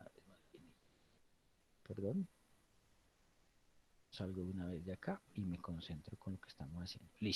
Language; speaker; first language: Spanish; native; Spanish